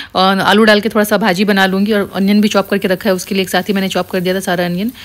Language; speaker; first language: Hindi; native; Hindi